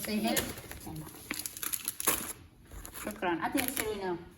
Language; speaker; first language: Arabic; non-native, learner; Bangla